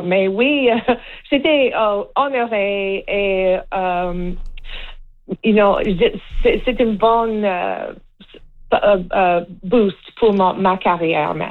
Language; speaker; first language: French; non-native, learner; English